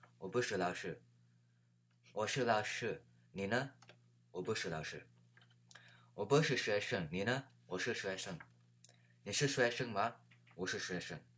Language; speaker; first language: Chinese; non-native, learner; English